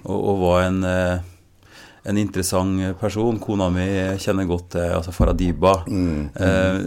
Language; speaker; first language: Norwegian; native; Norwegian